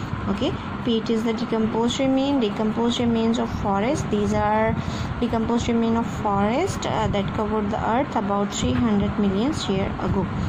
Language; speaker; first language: English; non-native, local second language; Urdu